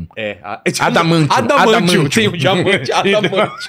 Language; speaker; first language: Portuguese; native; Portuguese